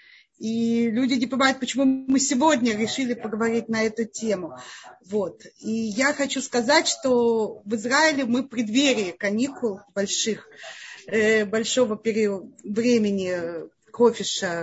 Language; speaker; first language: Russian; native; Russian